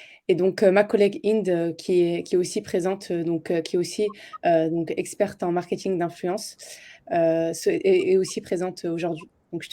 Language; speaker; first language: French; native; French